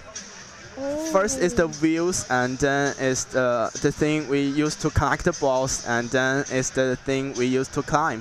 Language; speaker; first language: English; non-native, learner; Chinese